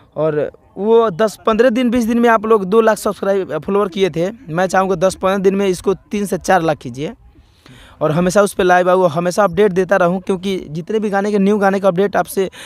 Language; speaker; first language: Hindi; native; Hindi